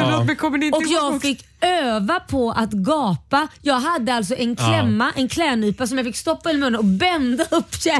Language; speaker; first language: Swedish; native; Swedish